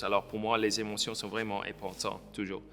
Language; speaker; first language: French; non-native, local second language; English